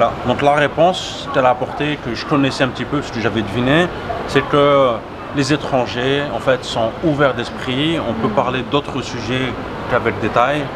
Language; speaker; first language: French; native; French